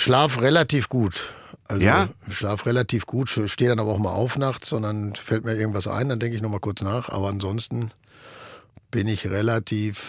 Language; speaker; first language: German; native; German